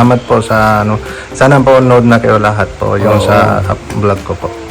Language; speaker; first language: Filipino; non-native, learner; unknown